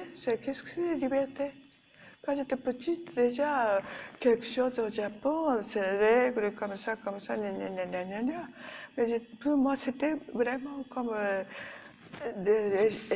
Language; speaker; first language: French; non-native, learner; Japanese